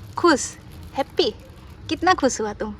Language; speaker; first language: Hindi; non-native, local second language; Bangla